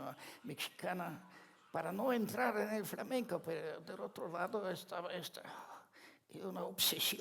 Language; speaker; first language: Spanish; non-native, fluent; Ladino